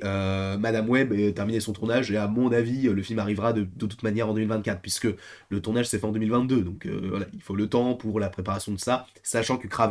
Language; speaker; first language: French; native; French